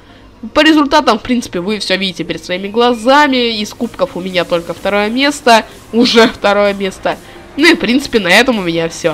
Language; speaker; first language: Russian; native; Russian